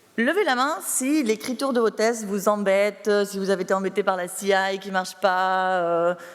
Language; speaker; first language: French; non-native, fluent; Spanish